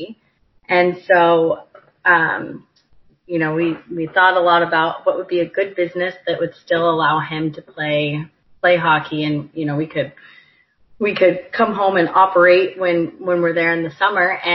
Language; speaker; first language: English; native; English